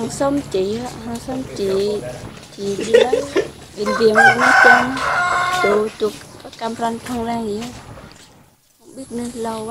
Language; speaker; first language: Vietnamese; non-native, local second language; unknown